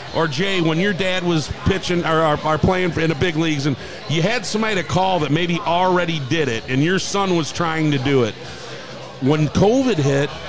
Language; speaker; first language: English; native; English